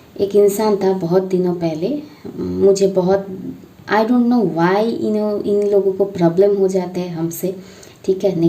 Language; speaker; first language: Hindi; non-native, local second language; Bangla